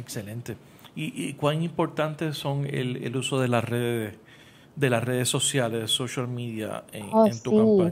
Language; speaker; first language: Spanish; native; Spanish